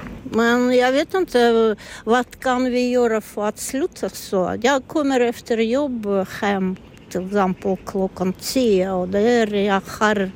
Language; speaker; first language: Swedish; non-native, learner; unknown